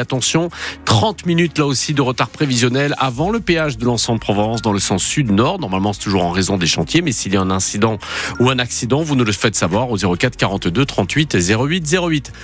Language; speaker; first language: French; native; French